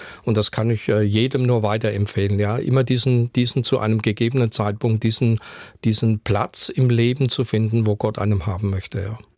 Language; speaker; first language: German; native; German